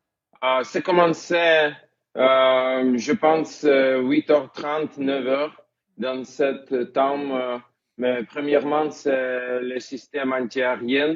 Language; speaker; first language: French; non-native, fluent; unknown